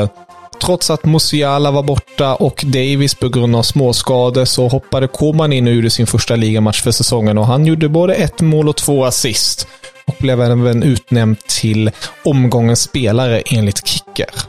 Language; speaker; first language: Swedish; native; Swedish